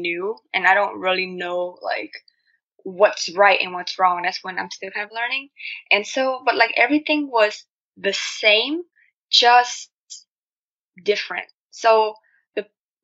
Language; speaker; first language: English; non-native, fluent; Vietnamese